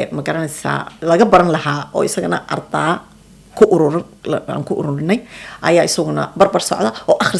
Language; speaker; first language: Somali; early bilingual, heritage; Somali